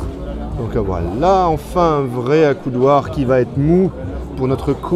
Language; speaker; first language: French; native; French